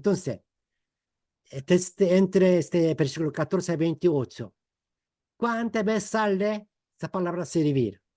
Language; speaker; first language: Spanish; non-native, fluent; Korean